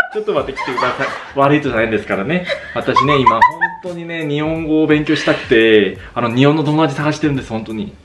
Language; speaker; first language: Japanese; non-native, fluent; Korean